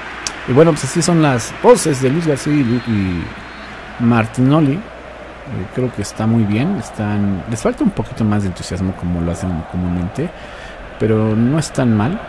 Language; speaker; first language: Spanish; native; Spanish